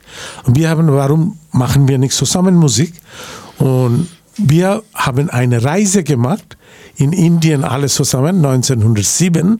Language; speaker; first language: German; non-native, learner; Bangla